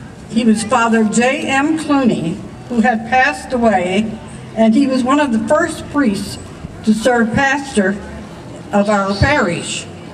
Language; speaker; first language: English; early bilingual, other home language; German